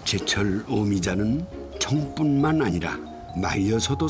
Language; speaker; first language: Korean; native; Korean